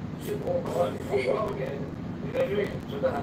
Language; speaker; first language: Chinese; non-native, learner; Japanese